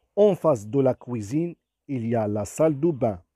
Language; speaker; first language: French; non-native, local second language; Arabic